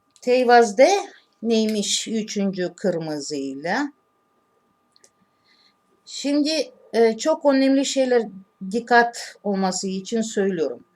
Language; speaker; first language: Turkish; non-native, learner; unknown